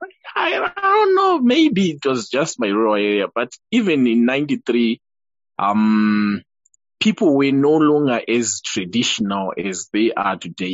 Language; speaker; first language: English; non-native, local second language; Shona